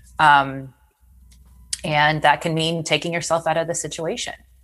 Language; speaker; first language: English; native; English